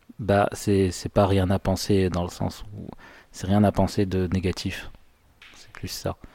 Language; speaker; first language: French; non-native, local second language; Arabic